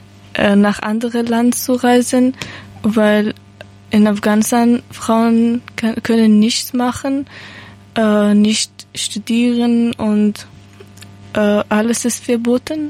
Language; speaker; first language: German; non-native, learner; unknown